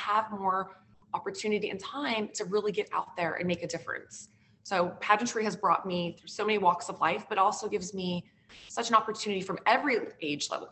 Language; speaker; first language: English; native; English